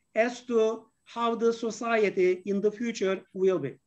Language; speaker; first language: English; non-native, fluent; Turkish